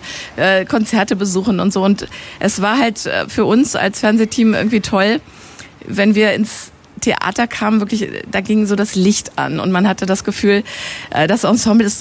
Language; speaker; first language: German; native; German